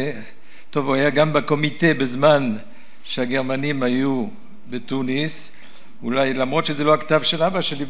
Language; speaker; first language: Hebrew; early bilingual, other home language; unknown